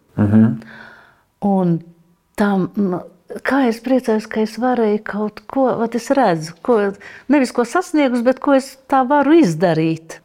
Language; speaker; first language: Latvian; native; Latvian